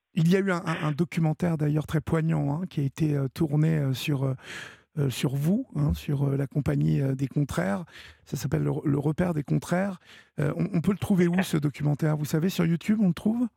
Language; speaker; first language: French; native; French